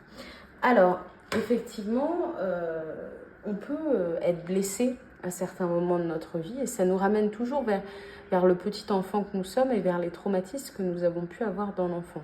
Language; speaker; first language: French; native; French